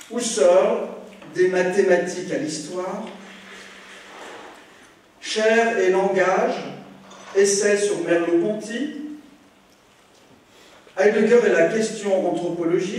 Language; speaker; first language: French; native; French